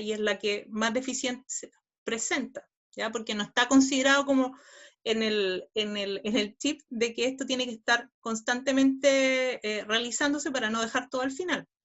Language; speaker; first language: Spanish; native; Spanish